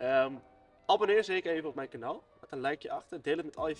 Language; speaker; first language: Dutch; native; Dutch